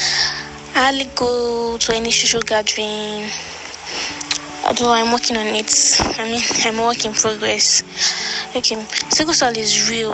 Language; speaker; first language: English; non-native, local second language; Yoruba